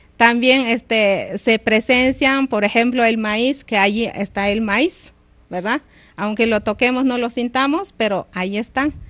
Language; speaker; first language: Spanish; non-native, local second language; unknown